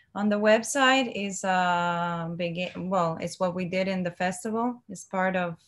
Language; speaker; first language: English; non-native, learner; Spanish